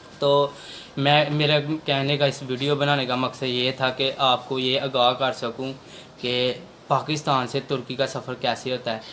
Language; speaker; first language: Urdu; non-native, local second language; Punjabi